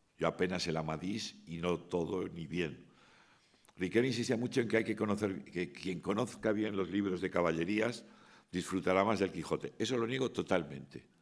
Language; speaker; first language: Spanish; native; Spanish